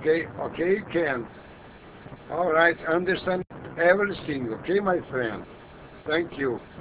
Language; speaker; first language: English; non-native, learner; Portuguese